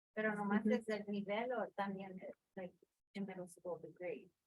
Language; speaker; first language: Spanish; early bilingual, heritage; Spanish